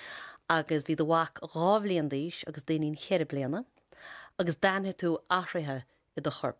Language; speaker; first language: Irish; native; Irish